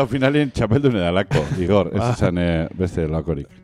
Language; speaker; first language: Basque; native; Basque